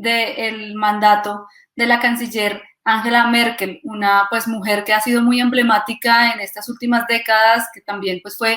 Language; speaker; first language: Spanish; native; Spanish